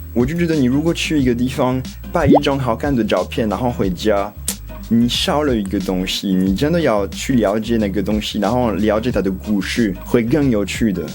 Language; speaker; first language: Chinese; non-native, fluent; French